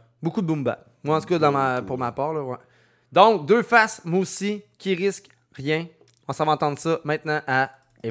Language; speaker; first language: French; native; French